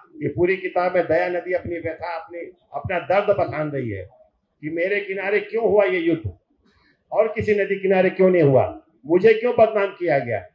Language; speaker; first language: Hindi; native; Hindi